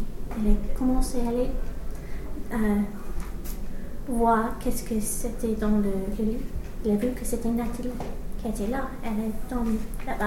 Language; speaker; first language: French; non-native, learner; English